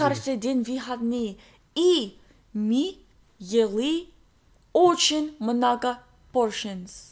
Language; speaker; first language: Russian; non-native, learner; English